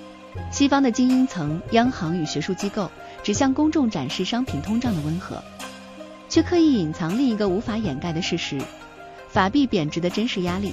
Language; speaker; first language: Chinese; native; Chinese